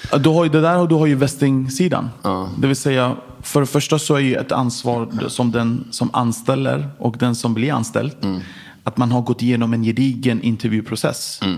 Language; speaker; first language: Swedish; early bilingual, other home language; Persian